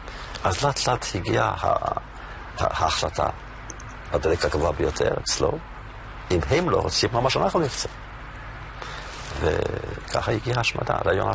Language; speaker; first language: Hebrew; non-native, fluent; Yiddish